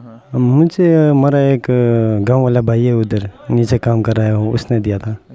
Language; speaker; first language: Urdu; non-native, local second language; Khowar